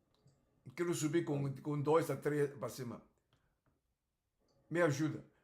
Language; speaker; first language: Portuguese; non-native, fluent; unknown